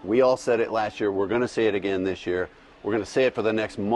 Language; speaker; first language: English; native; English